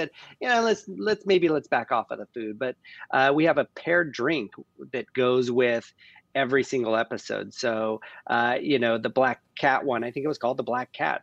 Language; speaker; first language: English; native; English